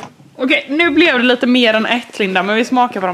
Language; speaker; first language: Swedish; native; Swedish